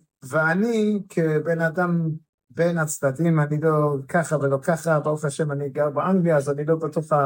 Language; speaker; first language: Hebrew; non-native, fluent; English